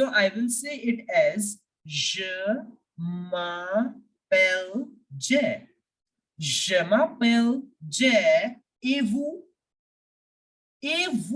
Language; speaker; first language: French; non-native, fluent; Hindi